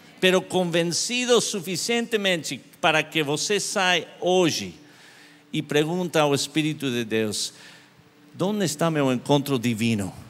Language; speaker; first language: Portuguese; non-native, learner; English